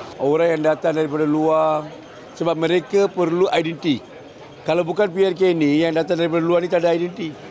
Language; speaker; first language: Malay; non-native, local second language; Tamil